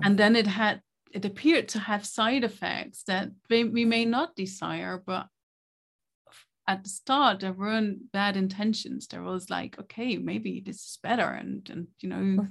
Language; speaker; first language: English; non-native, fluent; Dutch